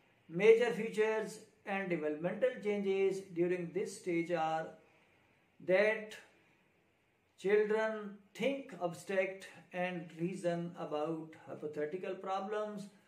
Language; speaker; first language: English; non-native, local second language; Urdu